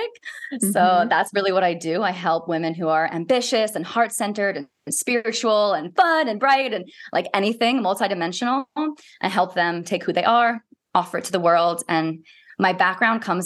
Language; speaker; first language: English; native; English